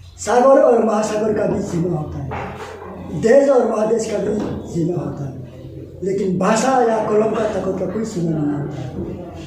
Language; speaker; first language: Hindi; non-native, local second language; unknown